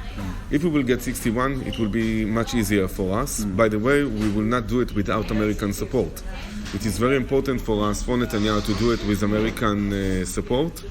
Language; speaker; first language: English; non-native, fluent; Hebrew